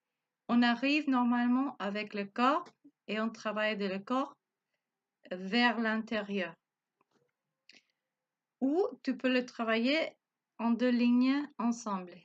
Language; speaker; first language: French; non-native, learner; Spanish